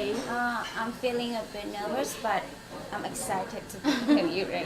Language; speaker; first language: English; non-native, learner; Khmer